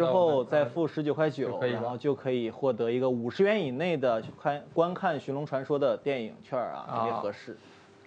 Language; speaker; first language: Chinese; native; Chinese